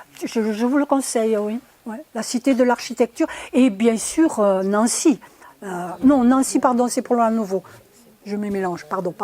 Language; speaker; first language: French; native; French